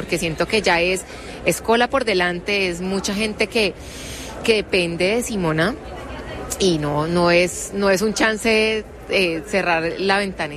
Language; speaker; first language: Spanish; native; Spanish